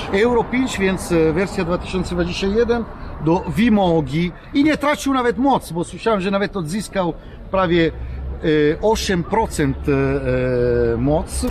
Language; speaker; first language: Polish; non-native, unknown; Italian